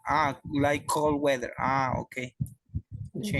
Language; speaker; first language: English; non-native, learner; Spanish